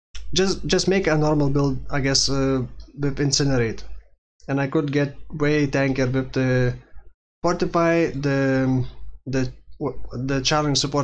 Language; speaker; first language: English; non-native, fluent; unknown